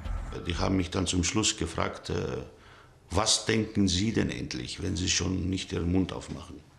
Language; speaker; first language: German; early bilingual, other home language; Greek